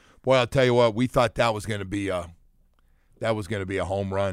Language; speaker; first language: English; native; English